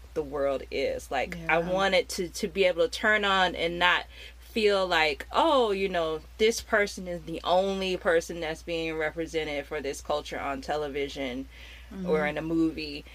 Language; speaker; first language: English; native; English